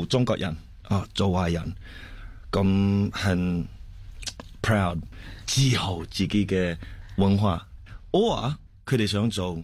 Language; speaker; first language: Cantonese; non-native, fluent; Chinese